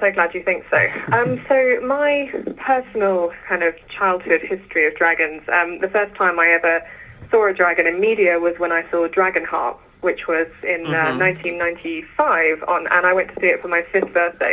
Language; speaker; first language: English; native; English